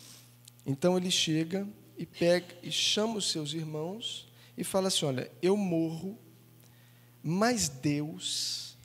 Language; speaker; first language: Portuguese; native; Portuguese